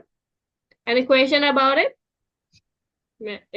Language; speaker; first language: English; non-native, fluent; Indonesian